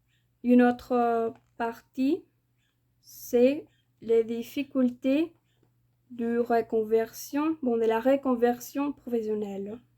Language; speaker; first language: French; non-native, fluent; Spanish